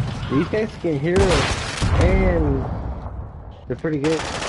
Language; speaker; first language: English; early bilingual, other home language; Spanish